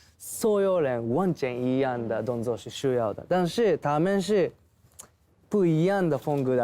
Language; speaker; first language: Chinese; non-native, learner; Japanese